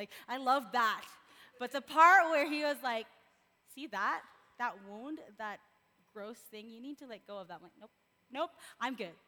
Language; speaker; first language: English; non-native, local second language; Filipino